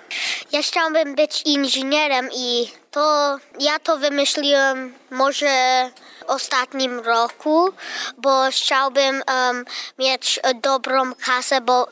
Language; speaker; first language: Polish; early bilingual, heritage; Polish